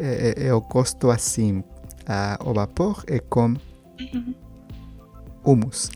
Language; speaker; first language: Portuguese; non-native, learner; Spanish